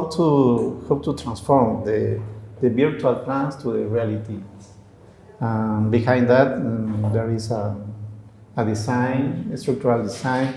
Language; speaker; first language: English; non-native, learner; Spanish